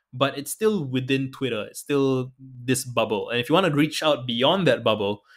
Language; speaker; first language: English; native; English